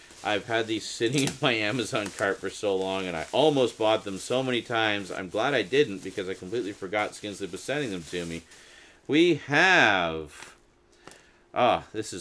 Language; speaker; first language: English; native; English